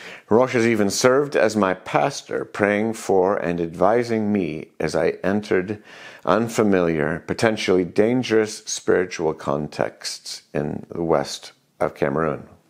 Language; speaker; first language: English; native; English